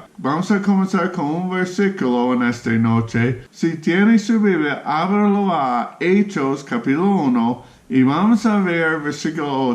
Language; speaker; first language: Spanish; non-native, fluent; English